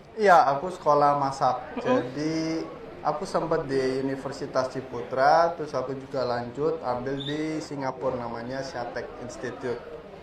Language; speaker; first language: Indonesian; native; Indonesian